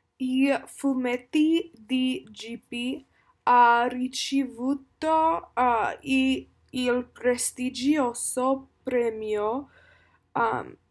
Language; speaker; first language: Italian; non-native, learner; English